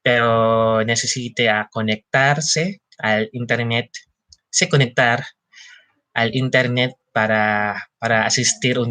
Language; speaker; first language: Spanish; non-native, learner; Filipino